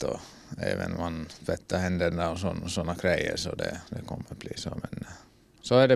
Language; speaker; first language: Swedish; non-native, fluent; Finnish